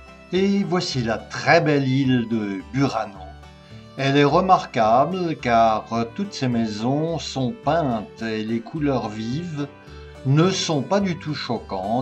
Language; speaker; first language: French; native; French